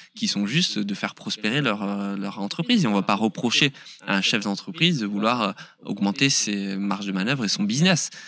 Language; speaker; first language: French; native; French